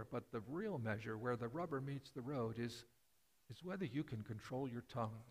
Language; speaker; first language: English; native; English